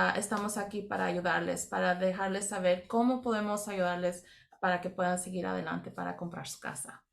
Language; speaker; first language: Spanish; early bilingual, heritage; Spanish